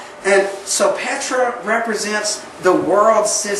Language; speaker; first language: English; native; English